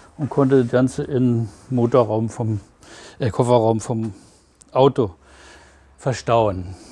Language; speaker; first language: German; native; German